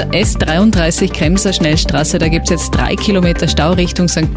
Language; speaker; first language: German; native; German